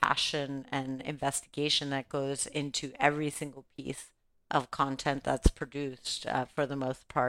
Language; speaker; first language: English; native; English